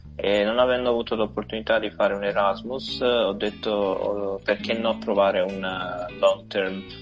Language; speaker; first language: Italian; native; Italian